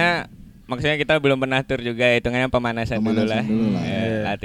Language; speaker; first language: Indonesian; native; Indonesian